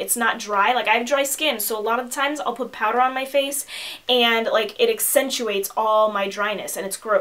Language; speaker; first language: English; native; English